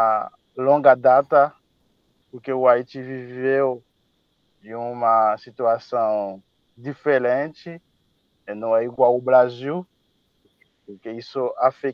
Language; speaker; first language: Portuguese; non-native, fluent; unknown